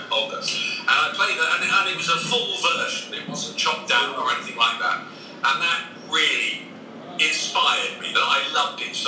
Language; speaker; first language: English; native; English